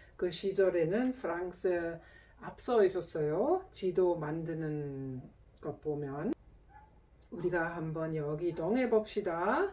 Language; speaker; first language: Korean; non-native, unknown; German